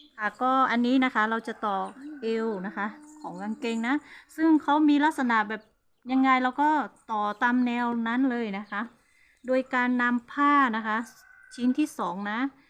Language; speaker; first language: Thai; non-native, local second language; Hmong